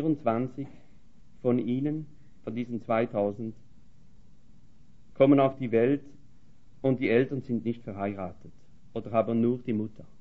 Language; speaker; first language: German; non-native, fluent; French